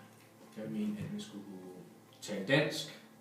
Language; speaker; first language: Danish; early bilingual, other home language; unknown